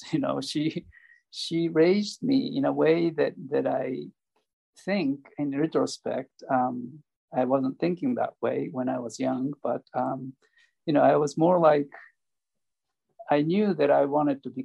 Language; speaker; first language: English; non-native, fluent; Japanese